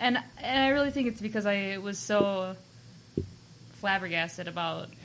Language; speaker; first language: English; native; English